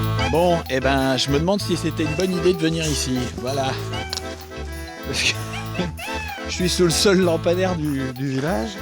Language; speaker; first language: French; native; French